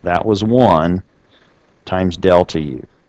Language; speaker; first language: English; native; English